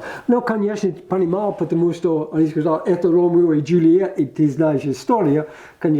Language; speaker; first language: Russian; non-native, learner; English